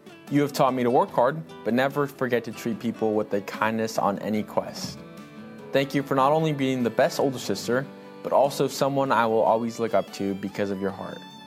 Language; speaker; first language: English; early bilingual, other home language; Spanish